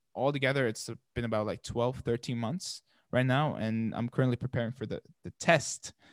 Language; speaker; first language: English; non-native, fluent; Arabic